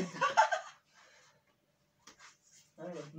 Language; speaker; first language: Russian; non-native, learner; Turkish